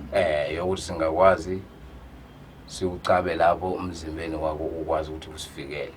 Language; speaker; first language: Zulu; native; Zulu